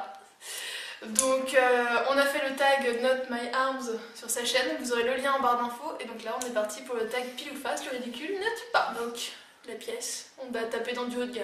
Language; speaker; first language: French; native; French